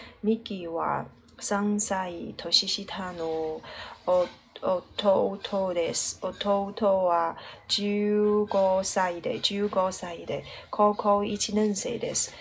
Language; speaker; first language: Japanese; non-native, learner; Chinese